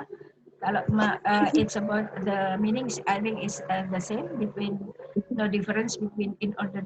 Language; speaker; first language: English; non-native, learner; Indonesian